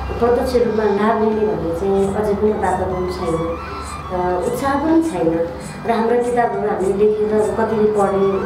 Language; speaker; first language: Nepali; non-native, local second language; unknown